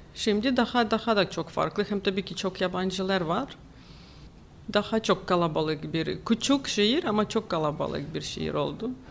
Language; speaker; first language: Turkish; non-native, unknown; Ukrainian